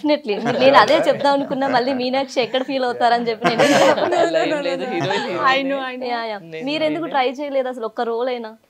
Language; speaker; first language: Telugu; native; Telugu